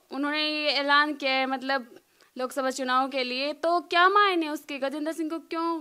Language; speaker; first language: Hindi; native; Hindi